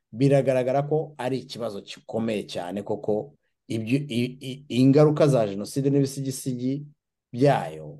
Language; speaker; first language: Kinyarwanda; native; Kinyarwanda